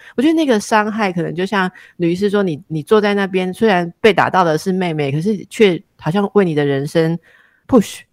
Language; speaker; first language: Chinese; native; Chinese